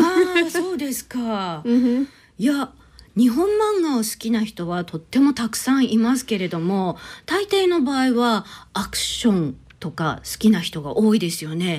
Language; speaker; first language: Japanese; native; Japanese